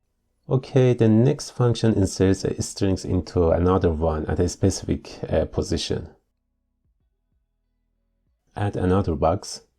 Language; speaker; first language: English; non-native, fluent; Persian